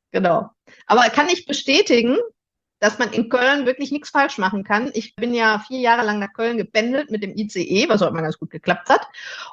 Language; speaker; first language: German; native; German